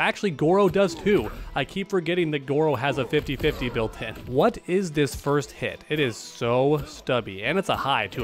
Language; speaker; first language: English; native; English